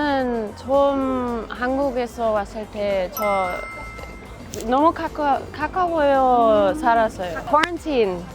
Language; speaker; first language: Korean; non-native, learner; German